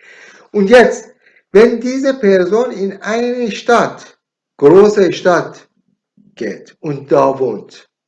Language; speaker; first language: German; non-native, learner; Persian